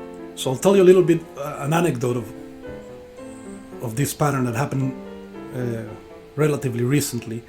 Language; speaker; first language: English; non-native, fluent; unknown